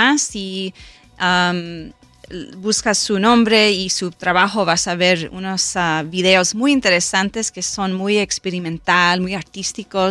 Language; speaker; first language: Spanish; early bilingual, heritage; Spanish